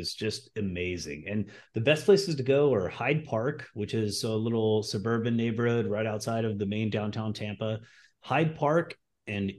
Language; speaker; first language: English; native; English